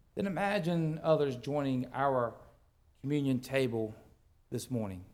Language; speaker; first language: English; native; English